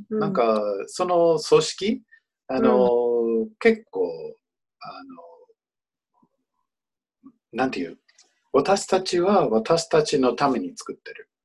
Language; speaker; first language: Japanese; non-native, fluent; English